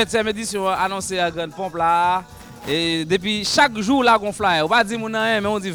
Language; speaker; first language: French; non-native, local second language; Haitian Creole